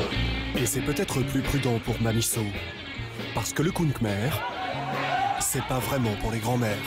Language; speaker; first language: French; native; French